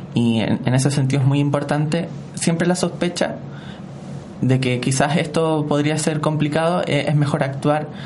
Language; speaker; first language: Spanish; native; Spanish